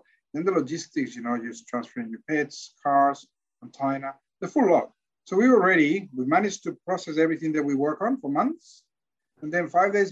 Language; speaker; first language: English; non-native, fluent; Spanish